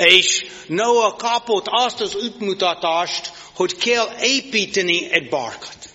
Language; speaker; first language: Hungarian; non-native, fluent; English